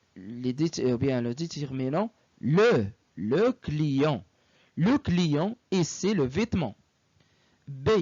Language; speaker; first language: French; non-native, local second language; Arabic